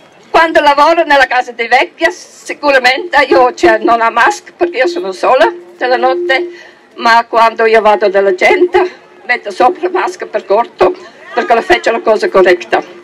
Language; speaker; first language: Italian; non-native, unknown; German